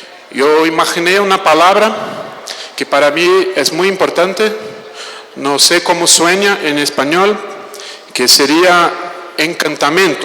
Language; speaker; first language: Spanish; non-native, fluent; Portuguese